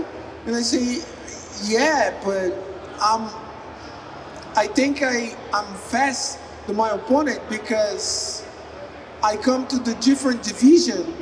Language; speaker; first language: English; non-native, learner; Portuguese